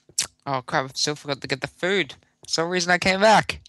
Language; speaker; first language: English; native; English